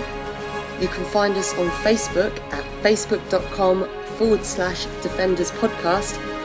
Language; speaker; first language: English; native; English